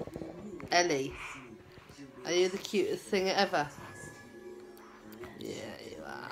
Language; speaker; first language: English; native; English